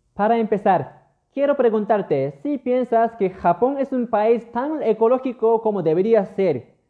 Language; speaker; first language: Spanish; non-native, fluent; Japanese